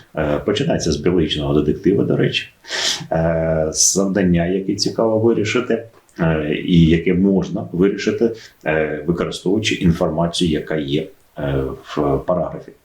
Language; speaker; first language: Ukrainian; native; Ukrainian